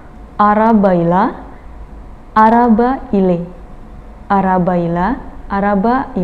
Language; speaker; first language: Turkish; non-native, fluent; Indonesian